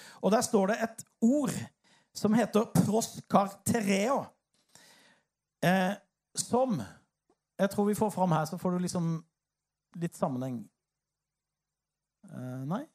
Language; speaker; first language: Norwegian; native; Norwegian